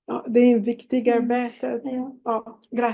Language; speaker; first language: Swedish; non-native, fluent; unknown